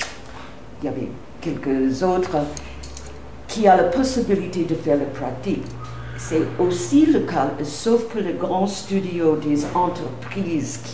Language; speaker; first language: French; non-native, fluent; English